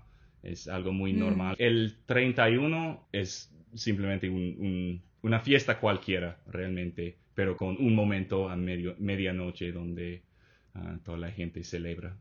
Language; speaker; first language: Spanish; non-native, fluent; English